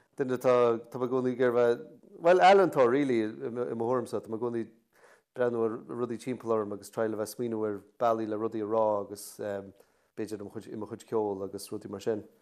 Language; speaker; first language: Irish; native; Irish